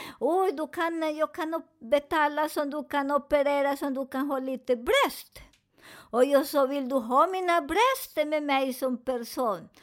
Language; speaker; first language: Swedish; non-native, learner; Spanish